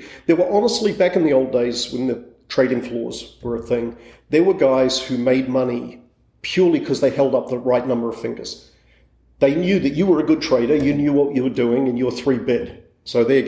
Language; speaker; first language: English; native; English